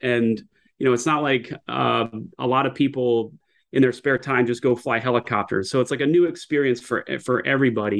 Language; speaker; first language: English; native; English